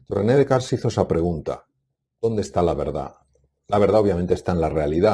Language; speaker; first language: Spanish; native; Spanish